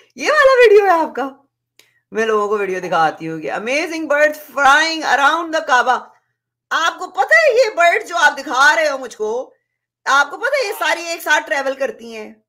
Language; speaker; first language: Urdu; native; Urdu